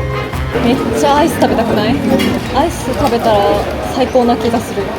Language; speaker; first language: Japanese; native; Japanese